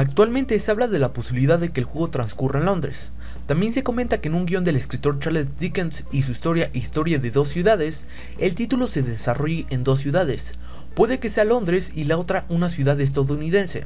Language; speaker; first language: Spanish; native; Spanish